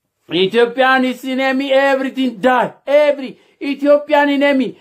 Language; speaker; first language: English; non-native, learner; Amharic